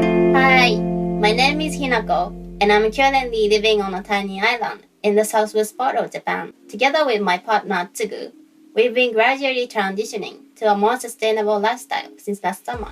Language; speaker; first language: English; non-native, fluent; Japanese